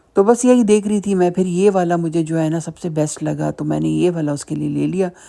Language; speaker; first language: Urdu; native; Urdu